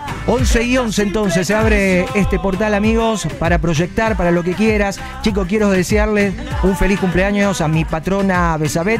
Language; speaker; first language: Spanish; native; Spanish